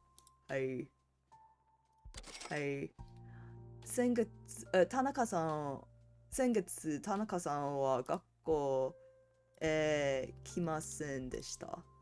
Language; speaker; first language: Japanese; non-native, learner; English